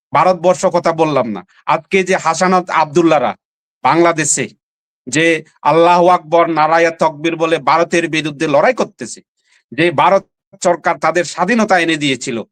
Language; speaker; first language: Bangla; non-native, local second language; Chakma